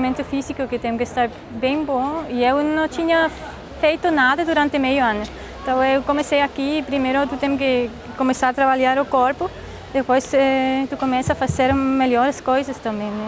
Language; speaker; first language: Portuguese; non-native, fluent; Swiss German